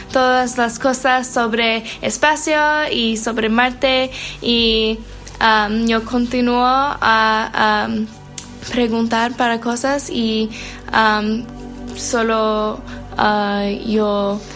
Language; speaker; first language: Spanish; non-native, learner; English